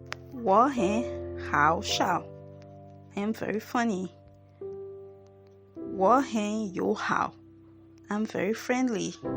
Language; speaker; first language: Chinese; non-native, fluent; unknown